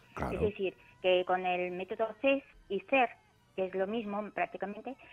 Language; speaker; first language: Spanish; non-native, fluent; German